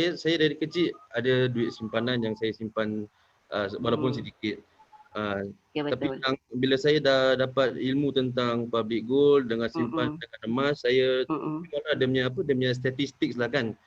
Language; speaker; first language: Malay; native; Malay